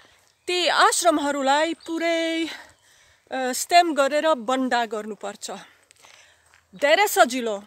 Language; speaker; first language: Nepali; non-native, fluent; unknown